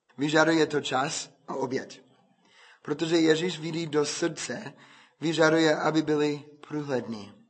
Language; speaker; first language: Czech; non-native, fluent; English